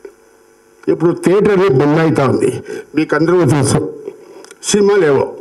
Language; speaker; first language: Telugu; non-native, learner; Kannada